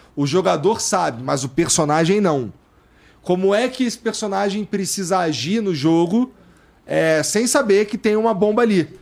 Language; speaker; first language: Portuguese; native; Portuguese